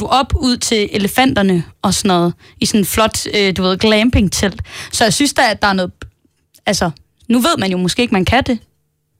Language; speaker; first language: Danish; native; Danish